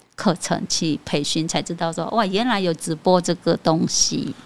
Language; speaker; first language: Chinese; non-native, fluent; Khmer